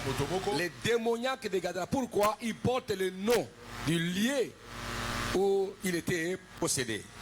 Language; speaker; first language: French; non-native, local second language; Lingala